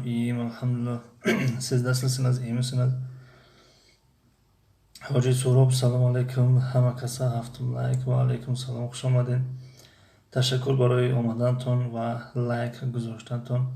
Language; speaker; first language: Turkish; non-native, fluent; Tajik